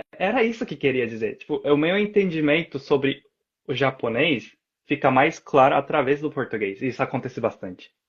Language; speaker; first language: Portuguese; non-native, fluent; Japanese